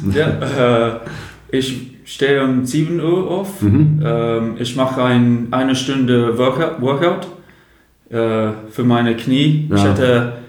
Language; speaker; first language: German; non-native, fluent; English